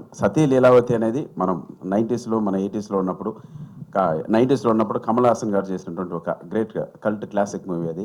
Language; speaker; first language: Telugu; native; Telugu